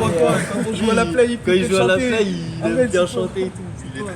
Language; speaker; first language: French; native; French